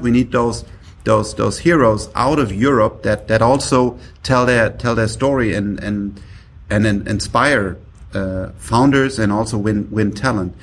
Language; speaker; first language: English; non-native, fluent; German